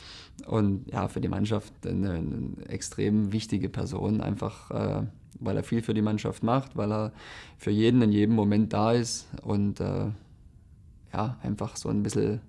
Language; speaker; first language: German; native; German